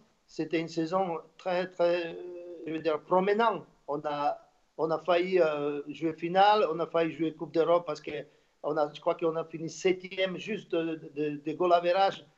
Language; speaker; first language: French; non-native, fluent; Slovak